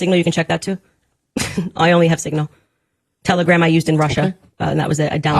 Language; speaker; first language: English; native; English